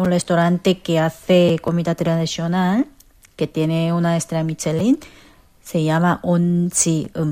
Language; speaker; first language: Spanish; non-native, fluent; Korean